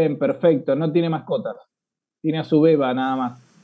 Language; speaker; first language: Spanish; native; Spanish